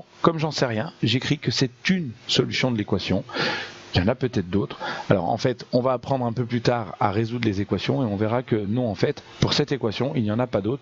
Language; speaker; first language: French; native; French